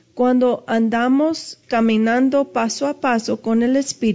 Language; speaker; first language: Spanish; early bilingual, heritage; Spanish